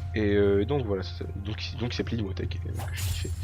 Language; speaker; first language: French; native; French